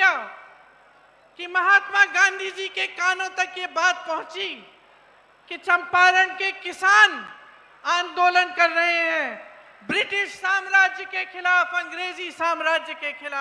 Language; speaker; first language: Hindi; native; Hindi